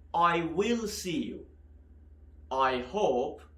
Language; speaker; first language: English; non-native, fluent; Persian